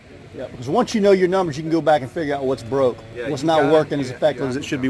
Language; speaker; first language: English; native; English